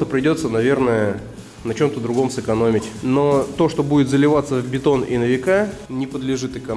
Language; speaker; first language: Russian; native; Russian